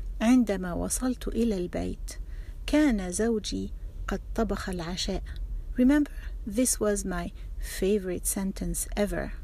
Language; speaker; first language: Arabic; non-native, fluent; English